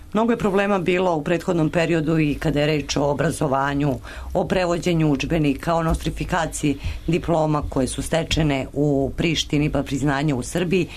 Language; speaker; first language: Serbian; native; Serbian